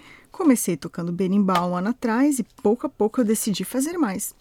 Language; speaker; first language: Portuguese; native; Portuguese